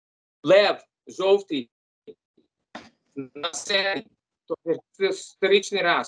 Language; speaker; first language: Ukrainian; early bilingual, heritage; Ukrainian